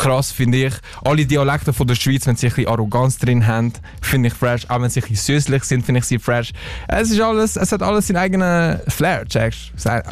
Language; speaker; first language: Swiss German; non-native, local second language; English